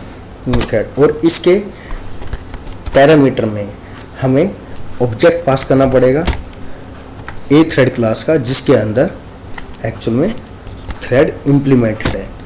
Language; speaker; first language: Hindi; native; Hindi